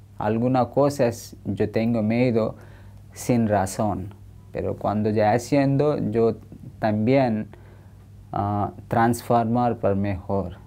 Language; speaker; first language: Spanish; non-native, learner; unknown